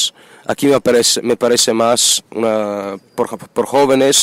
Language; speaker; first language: Spanish; non-native, fluent; Italian